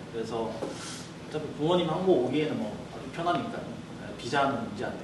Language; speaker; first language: Korean; non-native, fluent; Chinese